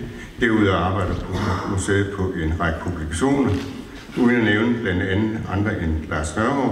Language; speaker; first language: Danish; native; Danish